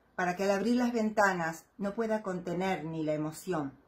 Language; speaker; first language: Spanish; native; Spanish